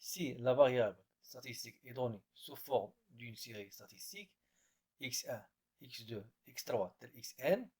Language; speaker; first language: French; non-native, local second language; Arabic